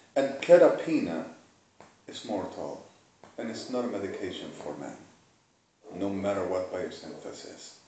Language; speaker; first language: English; non-native, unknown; Spanish